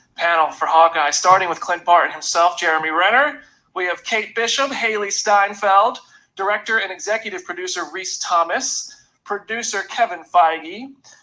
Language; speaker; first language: English; native; English